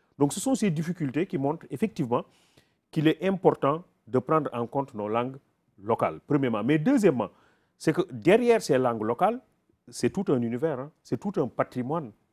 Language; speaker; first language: French; non-native, local second language; Wolof